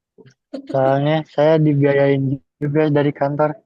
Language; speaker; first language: Indonesian; native; Indonesian